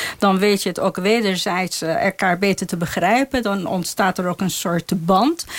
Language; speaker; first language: Dutch; non-native, fluent; Persian